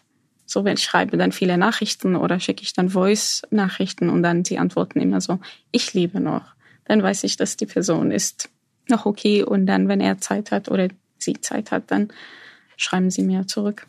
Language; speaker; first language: German; non-native, fluent; Arabic